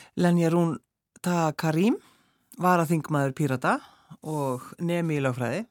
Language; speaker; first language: Icelandic; native; Icelandic